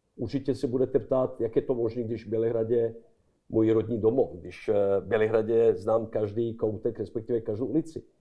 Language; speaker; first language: Czech; non-native, fluent; Serbian